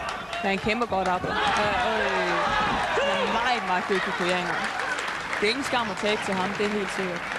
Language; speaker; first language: Danish; native; Danish